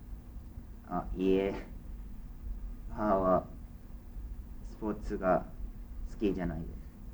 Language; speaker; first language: Japanese; non-native, learner; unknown